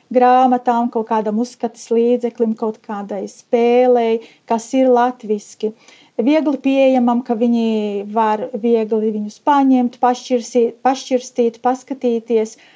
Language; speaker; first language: Latvian; native; Latvian